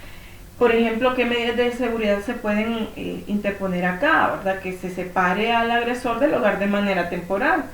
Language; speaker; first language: Spanish; native; Spanish